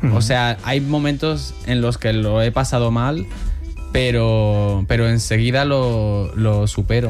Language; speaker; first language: Spanish; early bilingual, other home language; Riffian